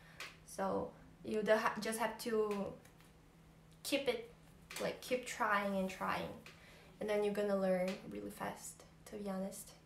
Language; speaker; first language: English; non-native, learner; Portuguese